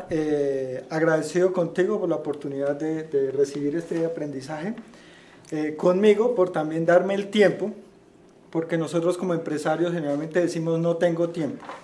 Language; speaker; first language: Spanish; native; Spanish